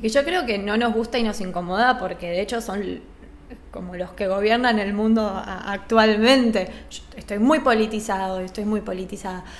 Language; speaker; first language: Spanish; native; Spanish